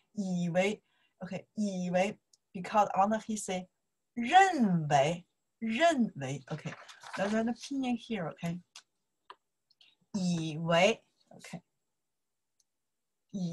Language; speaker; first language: English; non-native, learner; Chinese